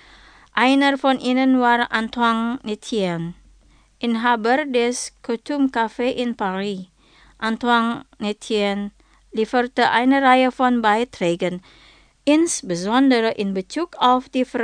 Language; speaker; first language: German; non-native, fluent; Indonesian